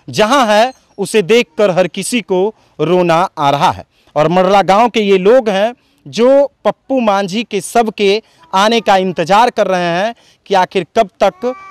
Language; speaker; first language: Hindi; native; Hindi